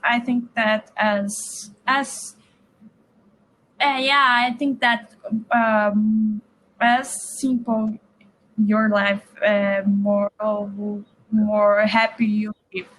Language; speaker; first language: English; non-native, learner; Portuguese